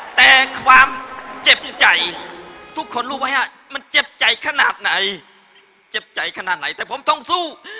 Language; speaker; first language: Thai; non-native, learner; Khmer